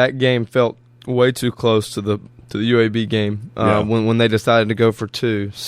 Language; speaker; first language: English; native; English